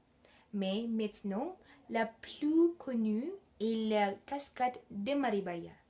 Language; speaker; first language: French; non-native, learner; Indonesian